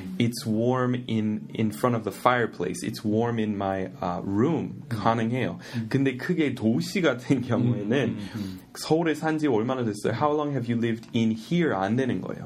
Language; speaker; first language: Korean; non-native, fluent; English